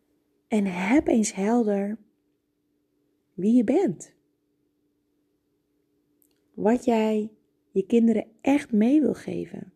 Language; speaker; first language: Dutch; native; Dutch